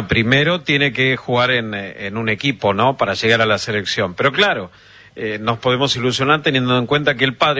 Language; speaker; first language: Spanish; native; Spanish